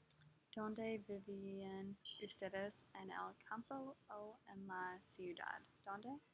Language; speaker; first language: Spanish; non-native, learner; English